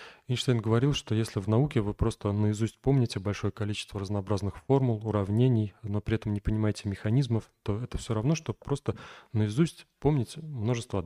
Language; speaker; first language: Russian; native; Russian